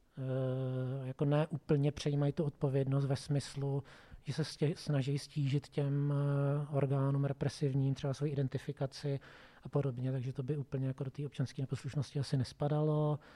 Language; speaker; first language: Czech; native; Czech